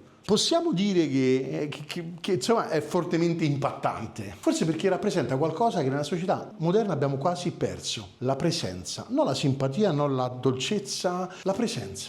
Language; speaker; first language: Italian; native; Italian